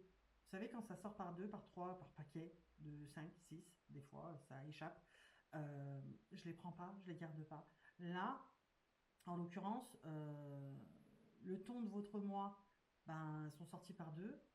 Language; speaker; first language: French; native; French